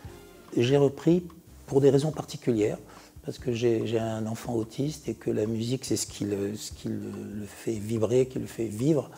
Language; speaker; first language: French; native; French